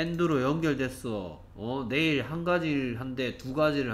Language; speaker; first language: Korean; native; Korean